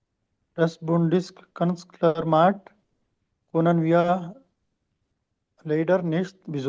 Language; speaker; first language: German; non-native, learner; Urdu